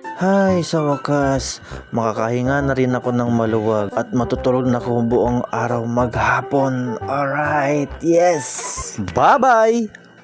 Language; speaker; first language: Filipino; non-native, local second language; Iloko